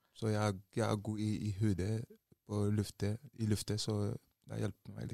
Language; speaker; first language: Norwegian; non-native, learner; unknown